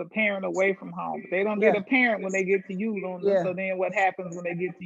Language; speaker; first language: English; native; English